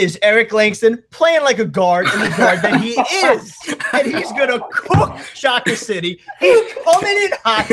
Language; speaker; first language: English; native; English